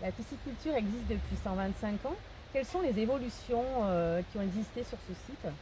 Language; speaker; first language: French; native; French